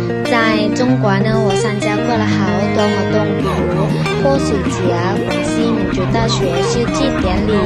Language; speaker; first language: Chinese; non-native, fluent; Lao